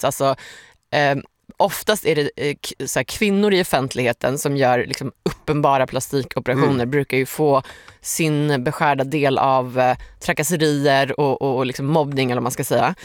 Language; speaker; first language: Swedish; native; Swedish